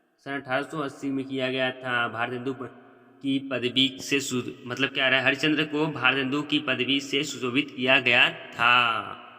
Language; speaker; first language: Hindi; native; Hindi